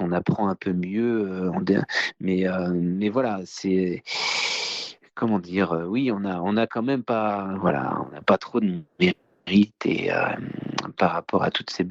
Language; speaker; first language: French; native; French